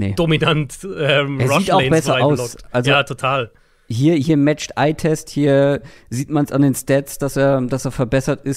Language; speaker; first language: German; native; German